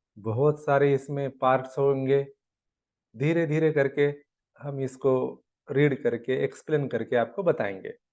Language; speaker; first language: Hindi; non-native, local second language; Marathi